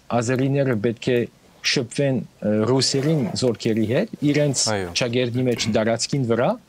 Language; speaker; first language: Armenian; early bilingual, heritage; Armenian